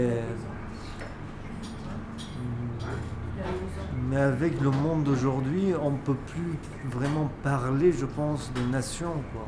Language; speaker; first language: French; early bilingual, other home language; Persian